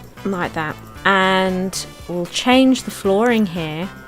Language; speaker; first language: English; native; English